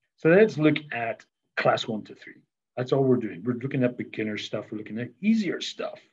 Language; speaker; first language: English; native; English